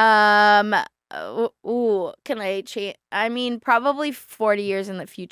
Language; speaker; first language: English; native; English